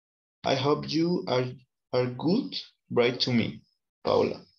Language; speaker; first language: English; non-native, learner; Spanish